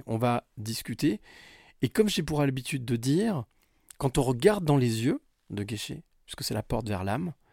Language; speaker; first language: French; native; French